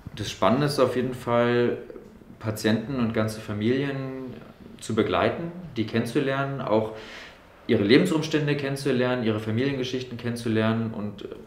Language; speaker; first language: German; native; German